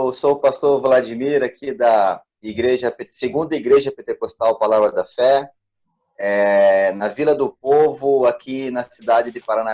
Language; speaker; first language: Portuguese; native; Portuguese